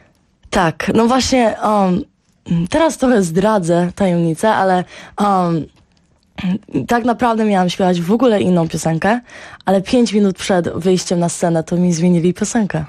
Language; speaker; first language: Polish; early bilingual, heritage; Polish